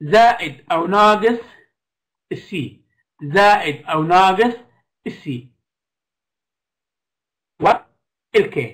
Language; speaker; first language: Arabic; native; Arabic